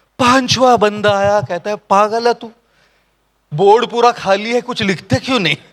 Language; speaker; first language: Hindi; non-native, local second language; Marathi